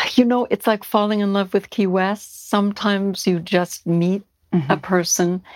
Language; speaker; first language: English; native; English